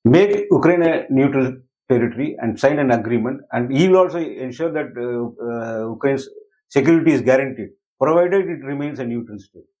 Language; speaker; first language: English; non-native, local second language; Tamil